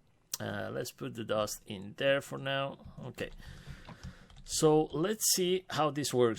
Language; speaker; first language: English; non-native, fluent; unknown